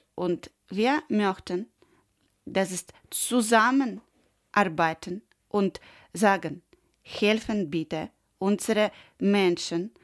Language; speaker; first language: German; non-native, learner; Ukrainian